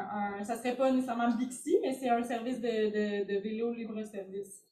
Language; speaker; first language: French; native; French